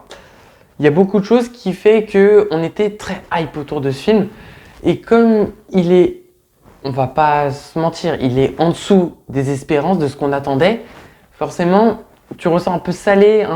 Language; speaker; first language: French; native; French